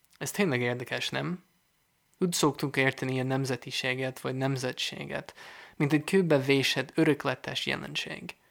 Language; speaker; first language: Hungarian; non-native, fluent; English